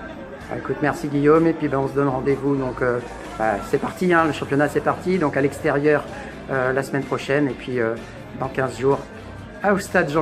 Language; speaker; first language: French; native; French